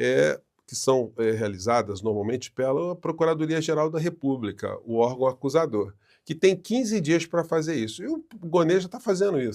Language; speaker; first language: Portuguese; native; Portuguese